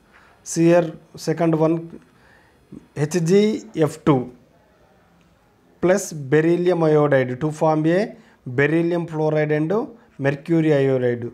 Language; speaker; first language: English; non-native, local second language; Telugu